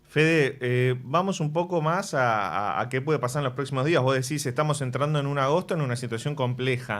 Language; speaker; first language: Spanish; native; Spanish